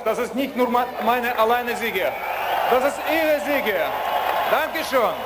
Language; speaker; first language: German; non-native, learner; Russian